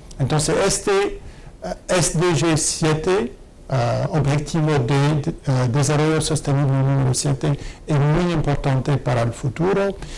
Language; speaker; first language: Spanish; non-native, fluent; Arabic